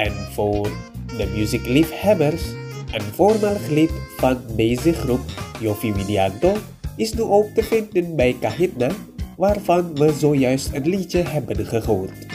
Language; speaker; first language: Dutch; non-native, fluent; Indonesian